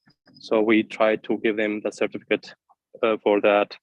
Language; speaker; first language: English; non-native, fluent; Arabic